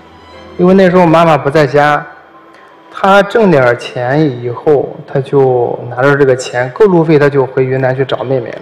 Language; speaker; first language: Chinese; native; Chinese